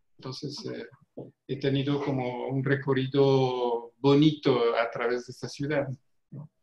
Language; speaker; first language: Spanish; non-native, fluent; French